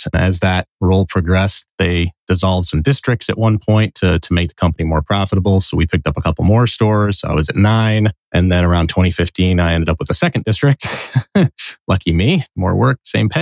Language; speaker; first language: English; native; English